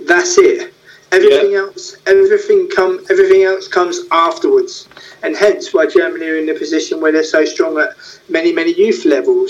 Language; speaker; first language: English; native; English